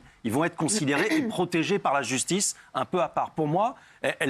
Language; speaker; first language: French; native; French